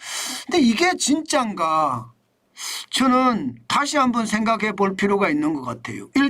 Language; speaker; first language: Korean; native; Korean